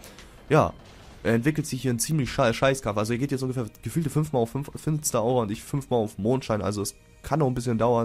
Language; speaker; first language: German; native; German